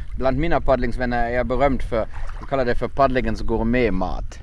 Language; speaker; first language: Swedish; non-native, fluent; German